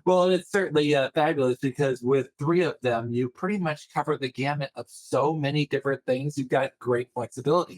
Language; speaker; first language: English; native; English